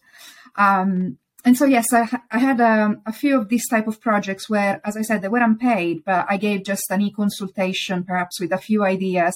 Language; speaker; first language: English; non-native, fluent; Italian